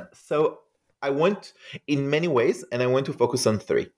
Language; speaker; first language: English; non-native, fluent; Hebrew